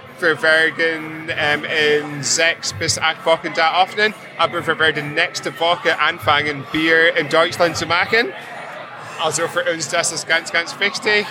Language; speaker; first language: German; non-native, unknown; English